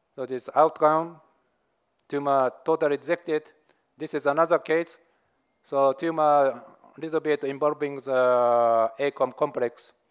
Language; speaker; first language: English; non-native, learner; Japanese